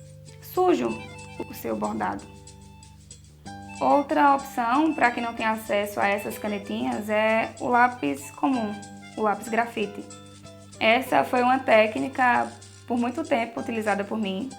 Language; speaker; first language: Portuguese; native; Portuguese